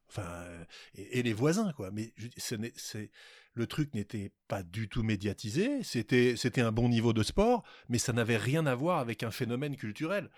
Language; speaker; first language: French; non-native, fluent; English